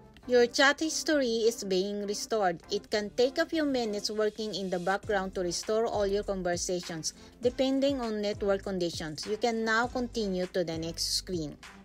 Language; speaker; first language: English; non-native, local second language; Filipino